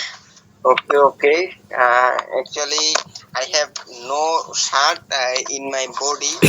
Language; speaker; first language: English; non-native, learner; Bangla